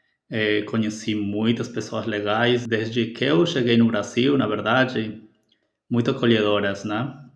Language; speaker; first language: Portuguese; non-native, fluent; Spanish